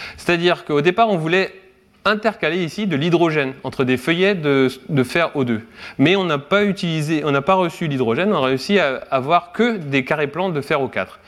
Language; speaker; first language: French; native; French